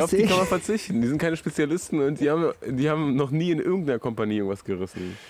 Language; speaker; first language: German; native; German